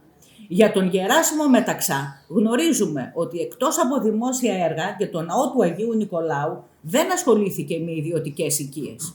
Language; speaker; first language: Greek; native; Greek